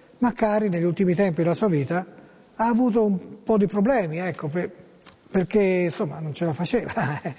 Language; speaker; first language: Italian; native; Italian